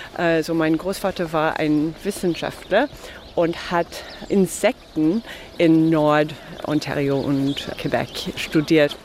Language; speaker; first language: German; non-native, fluent; English